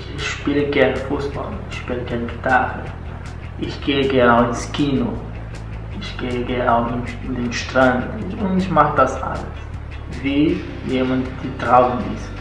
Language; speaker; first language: German; non-native, learner; Portuguese